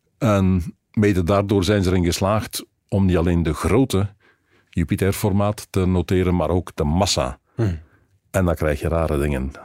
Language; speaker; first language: Dutch; native; Dutch